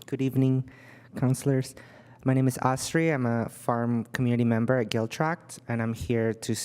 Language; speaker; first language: English; non-native, fluent; Indonesian